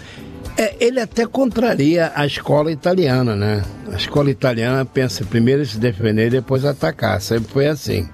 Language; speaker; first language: Portuguese; native; Portuguese